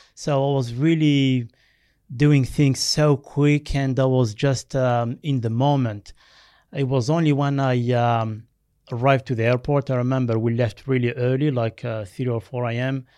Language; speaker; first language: English; non-native, fluent; Berber languages